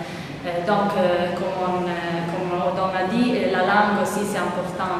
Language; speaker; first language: French; non-native, fluent; Italian